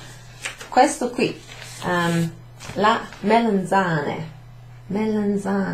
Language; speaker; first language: Italian; non-native, fluent; English